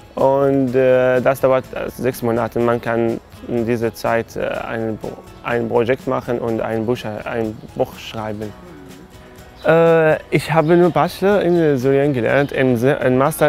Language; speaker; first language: German; non-native, learner; Arabic